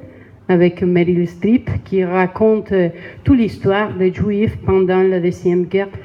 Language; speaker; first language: French; non-native, learner; Spanish